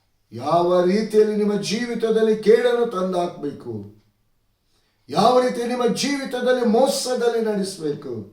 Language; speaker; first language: Kannada; native; Kannada